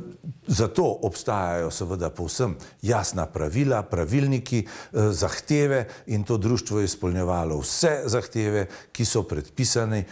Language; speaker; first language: Slovenian; native; Slovenian